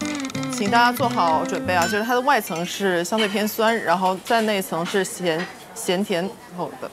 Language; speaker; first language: Chinese; native; Chinese